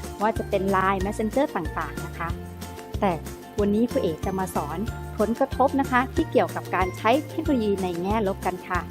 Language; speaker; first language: Thai; native; Thai